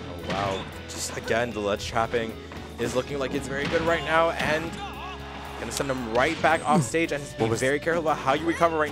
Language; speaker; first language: English; native; English